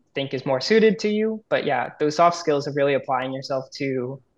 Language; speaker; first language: English; native; English